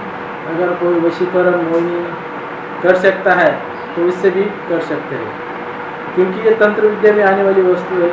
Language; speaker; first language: Hindi; non-native, local second language; Marathi